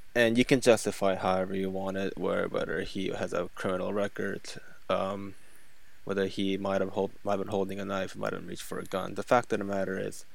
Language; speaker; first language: English; non-native, fluent; Korean